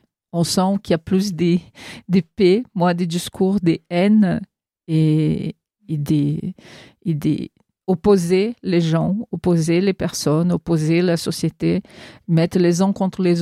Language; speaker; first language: French; non-native, fluent; Portuguese